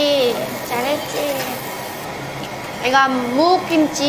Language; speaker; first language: Korean; non-native, learner; Vietnamese